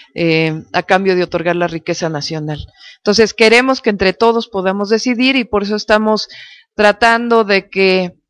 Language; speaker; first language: Spanish; native; Spanish